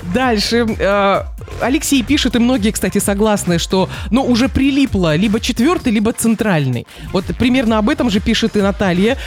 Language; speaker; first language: Russian; native; Russian